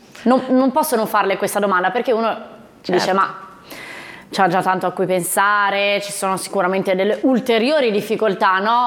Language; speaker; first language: Italian; native; Italian